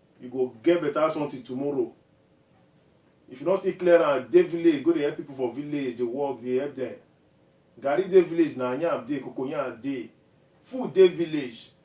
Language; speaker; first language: Nigerian Pidgin; non-native, local second language; Bini